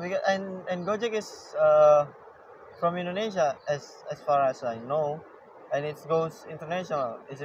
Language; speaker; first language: English; non-native, learner; Indonesian